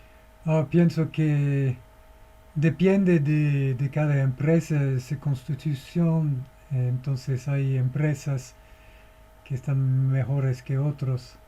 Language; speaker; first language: Spanish; non-native, fluent; English